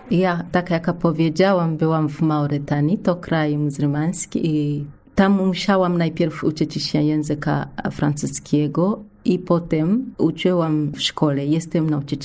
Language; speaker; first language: Polish; non-native, learner; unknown